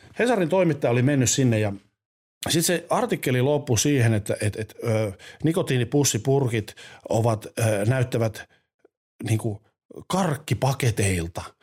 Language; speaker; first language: Finnish; native; Finnish